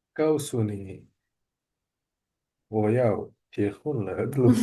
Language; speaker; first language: Chinese; non-native, learner; Indonesian